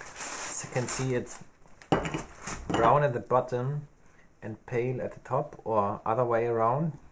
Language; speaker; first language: English; non-native, learner; German